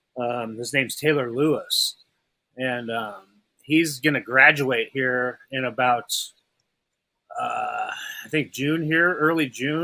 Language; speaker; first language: English; native; English